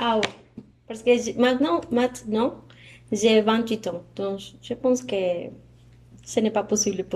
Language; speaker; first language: French; non-native, learner; Spanish